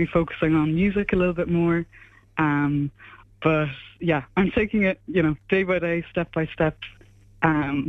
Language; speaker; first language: English; native; English